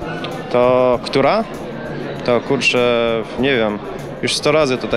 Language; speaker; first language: Polish; non-native, learner; English